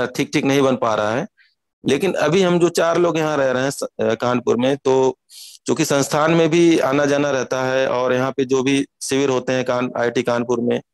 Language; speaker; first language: Hindi; native; Hindi